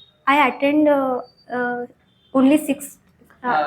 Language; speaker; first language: English; non-native, learner; Kannada